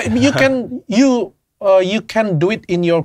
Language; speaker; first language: English; non-native, learner; Indonesian